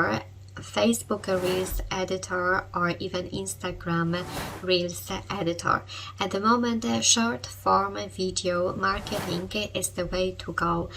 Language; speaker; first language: English; non-native, fluent; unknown